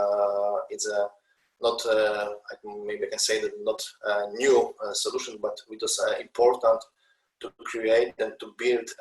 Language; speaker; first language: English; non-native, learner; Polish